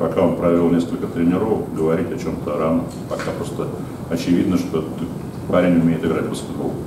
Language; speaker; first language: Russian; native; Russian